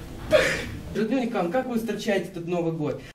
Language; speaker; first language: Russian; native; Russian